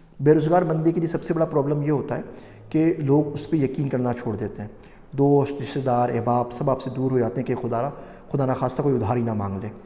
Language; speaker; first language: Urdu; native; Urdu